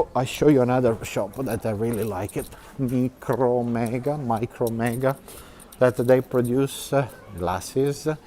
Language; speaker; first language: English; non-native, fluent; Italian